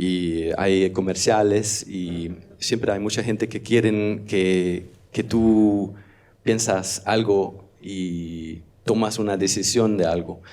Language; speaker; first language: Spanish; non-native, learner; Danish